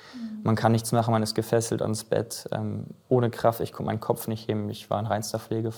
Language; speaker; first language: German; native; German